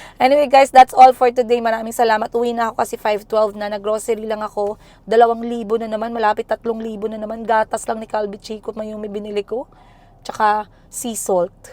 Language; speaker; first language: Filipino; non-native, local second language; Cebuano